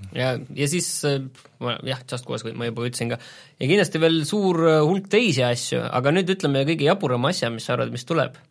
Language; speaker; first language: Estonian; native; Estonian